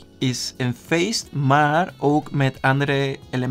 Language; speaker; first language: Dutch; non-native, learner; Spanish